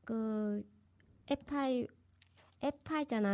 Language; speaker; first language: Korean; non-native, learner; Vietnamese